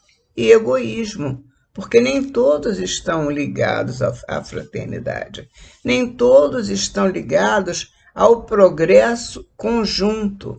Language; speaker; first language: Portuguese; native; Portuguese